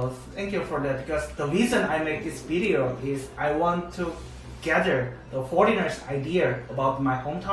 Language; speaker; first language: English; non-native, learner; Korean